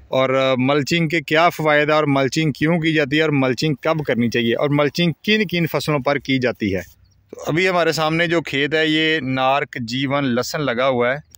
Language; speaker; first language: Urdu; non-native, local second language; Punjabi